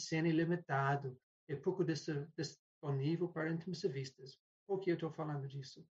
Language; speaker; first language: Portuguese; non-native, fluent; English